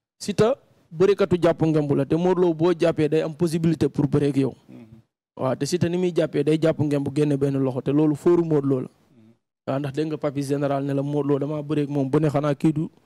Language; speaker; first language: Wolof; non-native, local second language; Serer